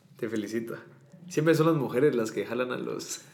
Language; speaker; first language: Spanish; native; Spanish